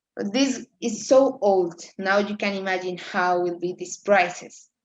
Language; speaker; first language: English; non-native, fluent; Spanish